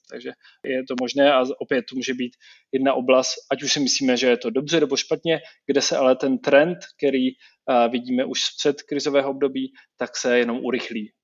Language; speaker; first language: Czech; native; Czech